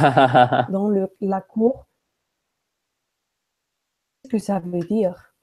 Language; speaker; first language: French; non-native, learner; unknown